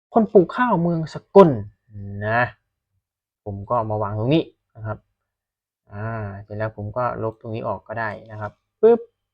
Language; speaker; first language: Thai; native; Thai